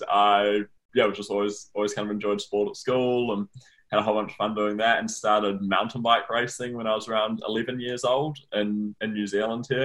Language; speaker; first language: English; native; English